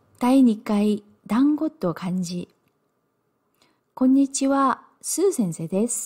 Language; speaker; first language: Japanese; non-native, fluent; Korean